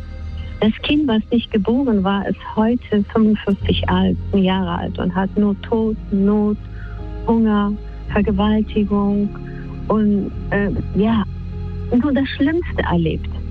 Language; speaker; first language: German; non-native, fluent; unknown